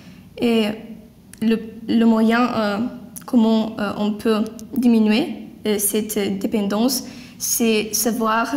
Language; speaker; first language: French; non-native, learner; Lithuanian